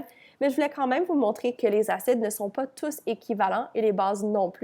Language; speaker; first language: French; native; French